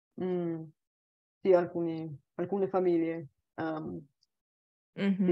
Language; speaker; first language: Italian; non-native, learner; Bulgarian